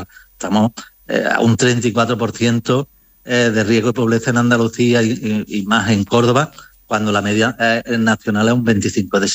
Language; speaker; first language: Spanish; native; Spanish